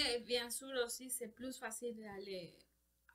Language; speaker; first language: French; non-native, learner; Spanish